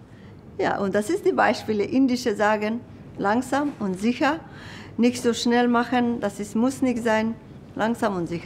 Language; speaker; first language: German; non-native, learner; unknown